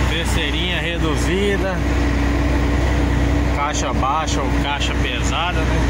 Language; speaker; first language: Portuguese; native; Portuguese